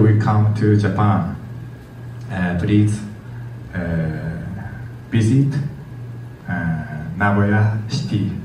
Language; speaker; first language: English; non-native, learner; Japanese